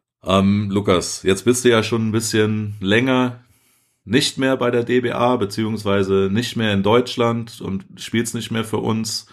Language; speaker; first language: German; native; German